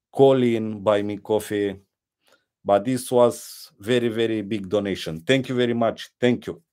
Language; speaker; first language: English; non-native, learner; Romanian